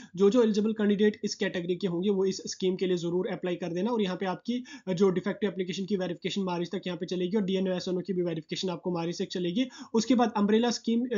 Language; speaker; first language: Hindi; non-native, local second language; Kashmiri